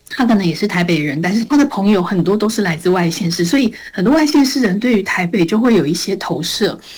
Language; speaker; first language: Chinese; native; Chinese